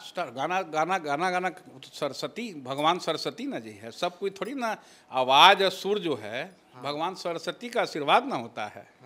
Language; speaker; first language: Hindi; native; Hindi